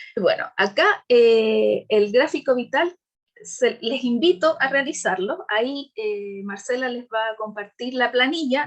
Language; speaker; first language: Spanish; native; Spanish